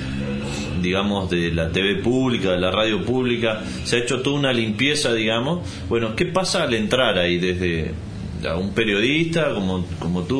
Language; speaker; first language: Spanish; native; Spanish